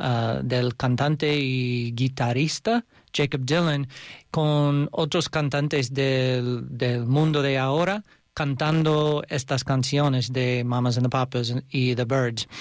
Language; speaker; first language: Spanish; non-native, learner; English